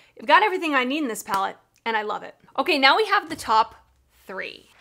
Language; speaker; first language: English; native; English